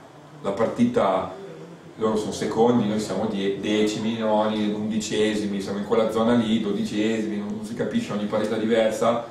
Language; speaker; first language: Italian; native; Italian